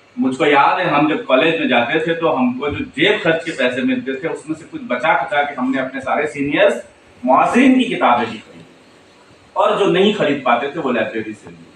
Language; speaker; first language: Urdu; non-native, local second language; Konkani